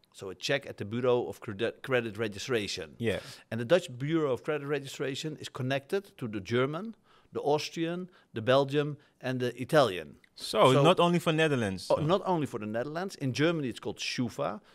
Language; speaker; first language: English; non-native, fluent; Dutch